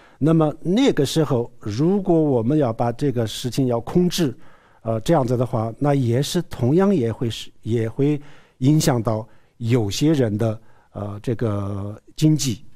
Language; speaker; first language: Chinese; non-native, local second language; Tibetan